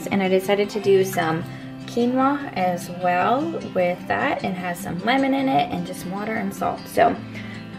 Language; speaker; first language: English; native; English